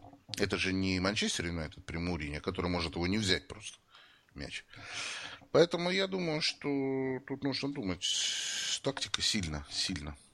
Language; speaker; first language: Russian; native; Russian